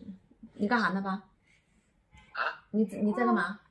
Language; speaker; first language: Chinese; native; Chinese